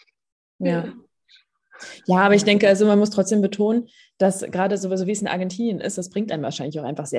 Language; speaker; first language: German; native; German